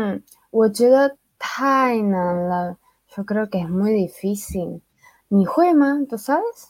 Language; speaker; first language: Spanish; early bilingual, other home language; Chinese